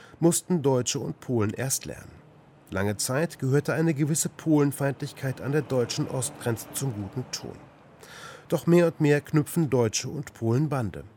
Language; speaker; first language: German; native; German